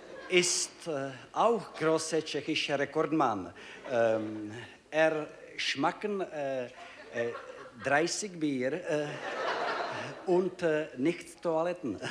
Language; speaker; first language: German; non-native, learner; Czech